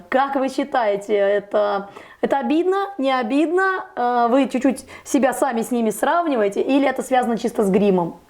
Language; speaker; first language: Russian; native; Russian